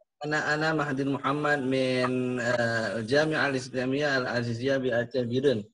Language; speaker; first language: Arabic; non-native, fluent; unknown